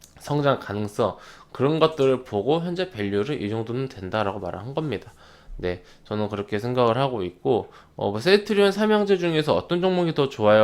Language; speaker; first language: Korean; native; Korean